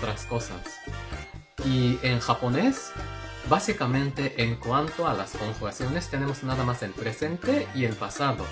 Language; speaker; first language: Spanish; non-native, fluent; Japanese